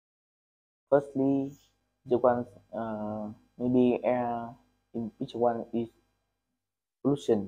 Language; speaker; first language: English; non-native, learner; Vietnamese